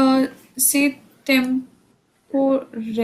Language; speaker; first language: French; non-native, learner; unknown